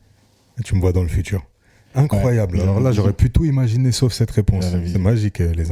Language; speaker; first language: French; native; French